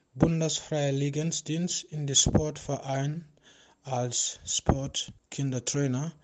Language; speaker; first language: German; non-native, learner; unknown